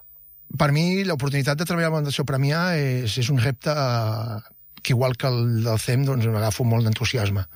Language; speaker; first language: Catalan; native; Catalan